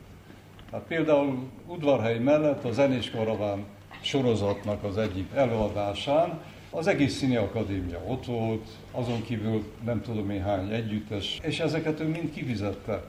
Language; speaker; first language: Hungarian; native; Hungarian